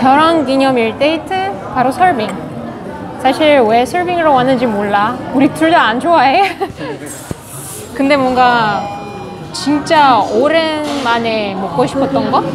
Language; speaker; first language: Korean; non-native, fluent; Russian